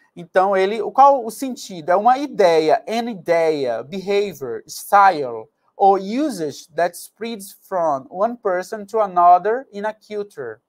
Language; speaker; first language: English; non-native, fluent; Portuguese